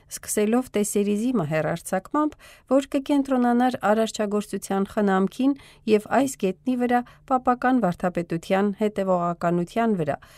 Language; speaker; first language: Armenian; early bilingual, heritage; Armenian